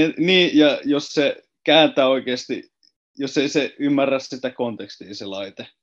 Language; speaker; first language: Finnish; native; Finnish